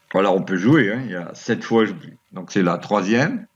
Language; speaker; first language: French; native; French